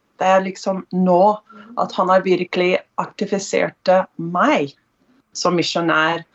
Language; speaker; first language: Norwegian; non-native, fluent; English